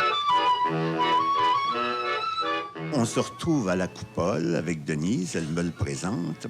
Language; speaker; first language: French; native; French